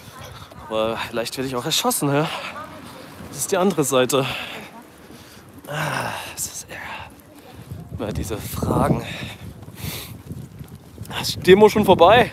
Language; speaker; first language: German; native; German